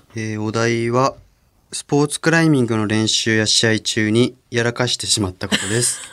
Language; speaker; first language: Japanese; native; Japanese